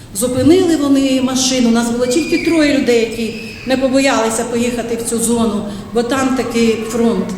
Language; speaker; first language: Ukrainian; native; Ukrainian